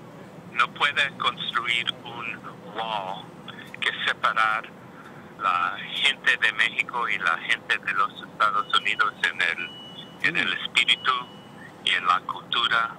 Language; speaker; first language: Spanish; non-native, learner; English